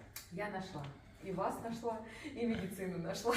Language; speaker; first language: Russian; native; Russian